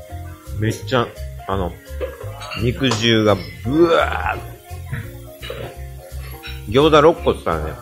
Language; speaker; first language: Japanese; native; Japanese